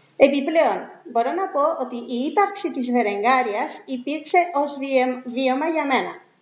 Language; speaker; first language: Greek; non-native, fluent; Spanish